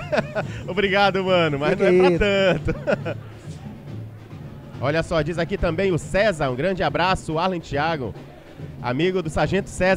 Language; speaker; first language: Portuguese; native; Portuguese